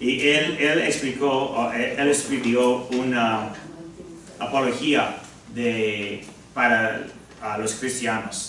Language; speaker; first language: Spanish; non-native, fluent; English